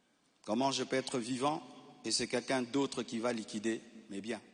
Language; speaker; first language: French; non-native, local second language; Lingala